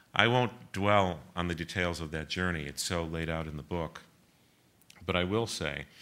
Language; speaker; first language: English; native; English